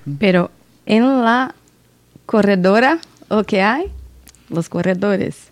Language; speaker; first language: Spanish; non-native, learner; Portuguese